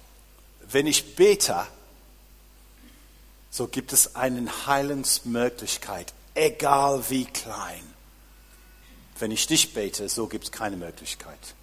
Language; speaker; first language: German; non-native, fluent; English